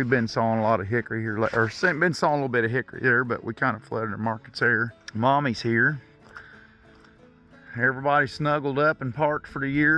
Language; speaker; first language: English; native; English